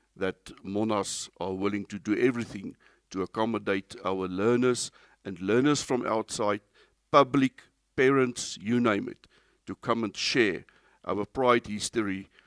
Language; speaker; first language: English; non-native, local second language; Afrikaans